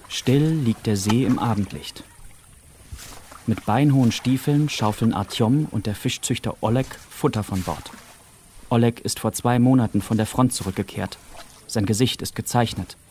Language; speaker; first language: German; native; German